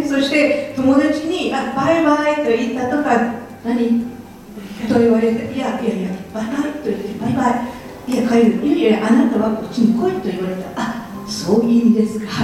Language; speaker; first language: Japanese; non-native, fluent; French